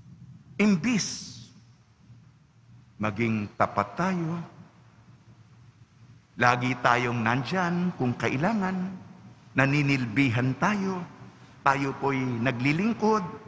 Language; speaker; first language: Filipino; native; Filipino